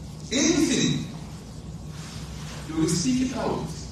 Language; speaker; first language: English; non-native, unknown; Arabic